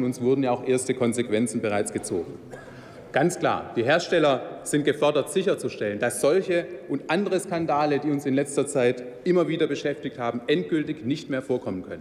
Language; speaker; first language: German; native; German